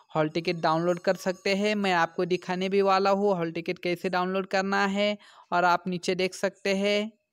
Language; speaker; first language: Hindi; non-native, local second language; Marathi